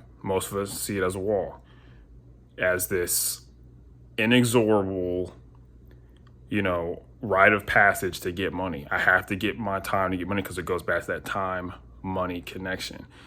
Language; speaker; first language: English; native; English